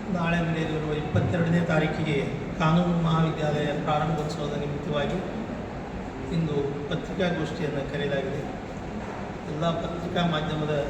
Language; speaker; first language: Kannada; native; Kannada